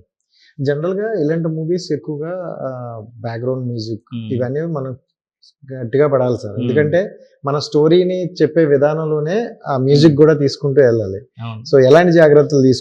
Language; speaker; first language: Telugu; native; Telugu